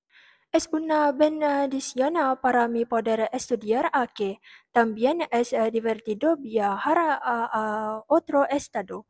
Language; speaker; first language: Spanish; non-native, learner; Malay